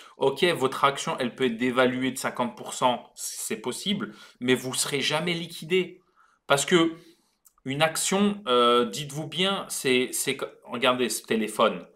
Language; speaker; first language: French; native; French